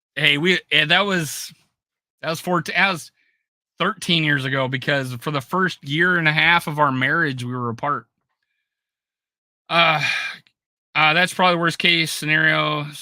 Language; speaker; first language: English; native; English